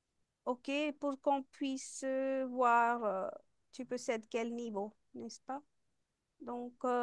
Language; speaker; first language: French; non-native, fluent; Hindi